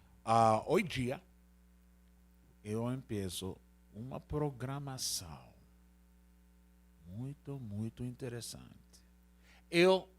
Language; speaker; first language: Portuguese; non-native, learner; Spanish